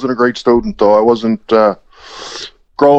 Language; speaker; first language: English; native; English